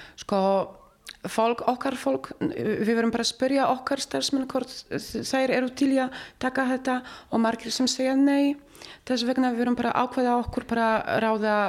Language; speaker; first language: Icelandic; non-native, learner; Polish